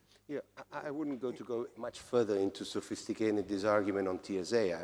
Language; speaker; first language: English; non-native, fluent; Spanish